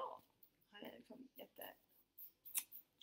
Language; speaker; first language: Swedish; non-native, fluent; Finnish